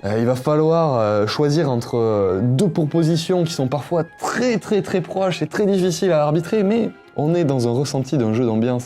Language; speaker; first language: French; native; French